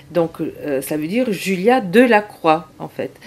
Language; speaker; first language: French; non-native, fluent; Bulgarian